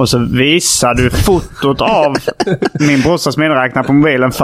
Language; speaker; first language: Swedish; native; Swedish